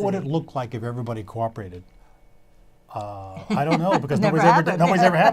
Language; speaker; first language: English; native; English